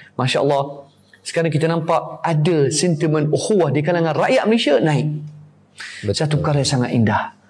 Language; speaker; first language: Malay; native; Malay